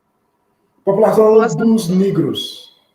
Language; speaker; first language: Portuguese; non-native, learner; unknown